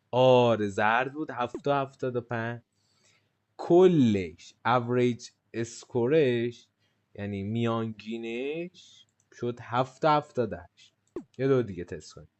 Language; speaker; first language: Persian; native; Persian